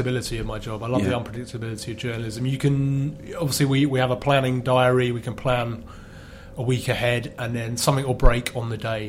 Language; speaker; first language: English; native; English